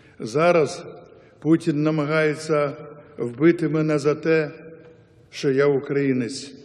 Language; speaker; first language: Ukrainian; non-native, local second language; Yiddish